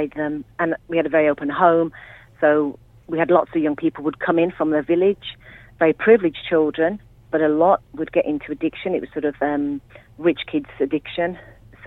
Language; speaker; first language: English; native; English